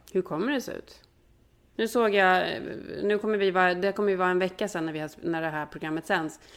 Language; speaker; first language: Swedish; native; Swedish